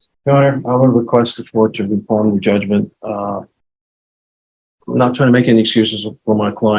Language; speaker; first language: English; native; English